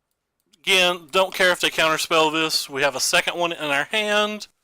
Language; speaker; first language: English; native; English